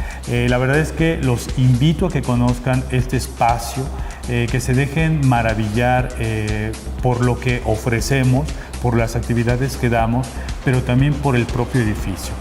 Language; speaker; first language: Spanish; native; Spanish